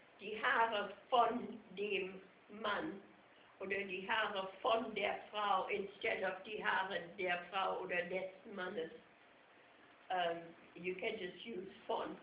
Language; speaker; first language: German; non-native, fluent; English